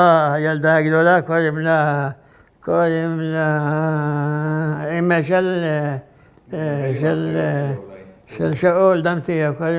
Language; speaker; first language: Hebrew; non-native, fluent; Arabic